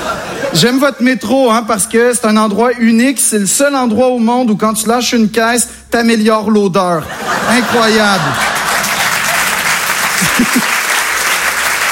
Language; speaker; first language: French; native; French